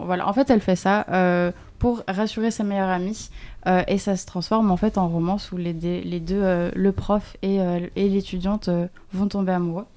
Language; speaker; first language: French; native; French